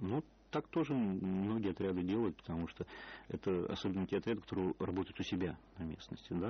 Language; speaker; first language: Russian; native; Russian